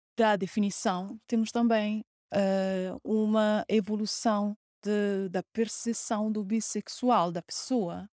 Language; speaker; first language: Portuguese; non-native, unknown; Italian